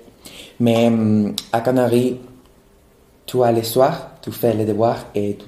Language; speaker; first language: French; non-native, learner; Spanish